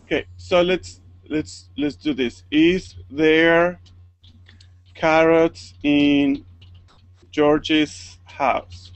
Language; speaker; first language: English; non-native, fluent; Spanish